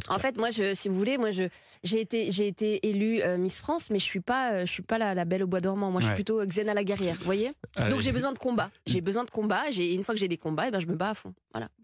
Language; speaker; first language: French; native; French